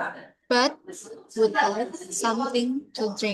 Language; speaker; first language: English; non-native, learner; Indonesian